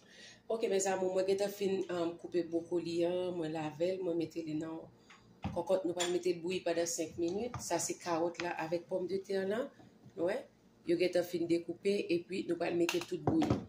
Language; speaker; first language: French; non-native, learner; Haitian Creole